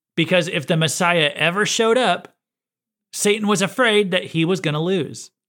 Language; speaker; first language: English; native; English